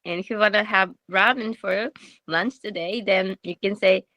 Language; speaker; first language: English; non-native, learner; Japanese